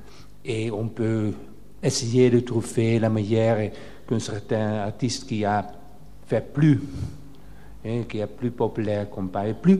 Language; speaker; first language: French; non-native, fluent; Dutch